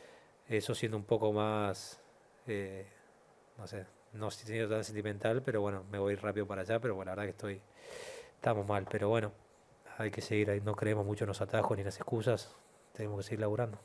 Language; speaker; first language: Spanish; native; Spanish